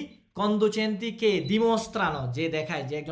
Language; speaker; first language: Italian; non-native, fluent; Bangla